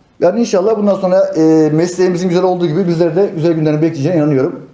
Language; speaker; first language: Turkish; native; Turkish